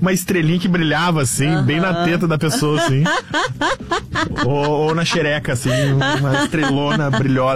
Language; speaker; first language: Portuguese; native; Portuguese